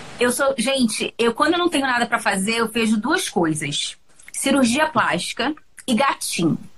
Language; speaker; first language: Portuguese; native; Portuguese